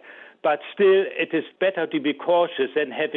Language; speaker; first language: English; non-native, fluent; German